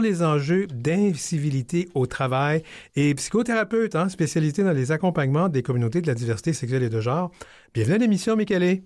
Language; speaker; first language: French; native; French